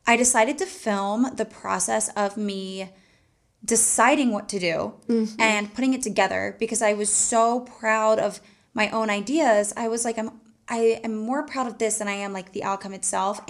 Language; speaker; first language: English; native; English